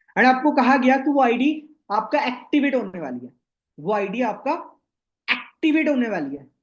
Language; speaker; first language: Hindi; non-native, local second language; Bangla